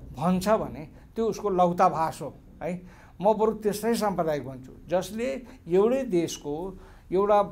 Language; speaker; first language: Nepali; non-native, local second language; Maithili